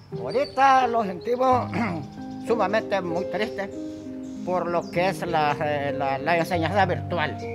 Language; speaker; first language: Spanish; native; Spanish